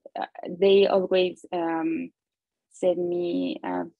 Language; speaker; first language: English; non-native, learner; Spanish